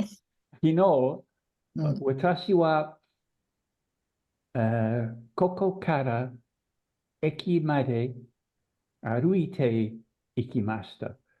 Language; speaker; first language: Japanese; non-native, learner; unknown